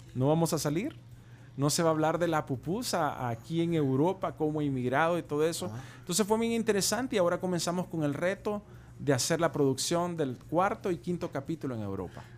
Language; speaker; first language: Spanish; native; Spanish